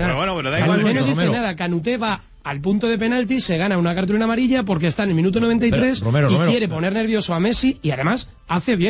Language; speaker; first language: Spanish; native; Spanish